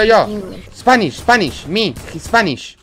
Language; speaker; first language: English; non-native, learner; Spanish